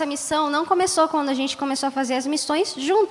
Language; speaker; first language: Portuguese; native; Portuguese